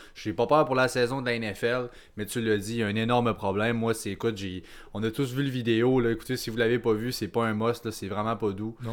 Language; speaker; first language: French; native; French